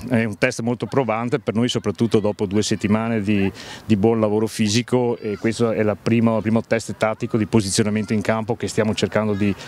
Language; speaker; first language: Italian; native; Italian